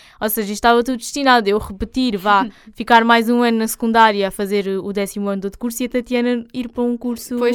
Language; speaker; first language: Portuguese; native; Portuguese